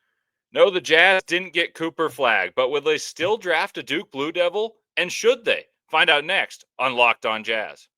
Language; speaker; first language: English; native; English